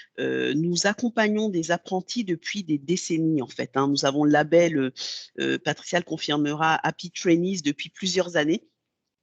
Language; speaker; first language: French; native; French